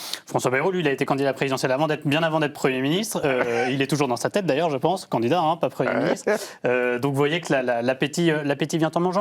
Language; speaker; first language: French; native; French